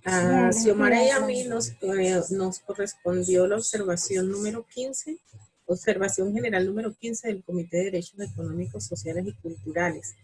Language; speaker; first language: Spanish; native; Spanish